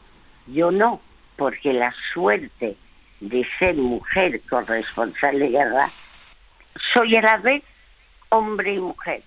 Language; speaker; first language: Spanish; early bilingual, other home language; French